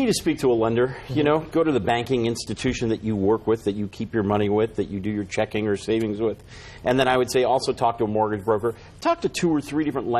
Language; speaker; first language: English; native; English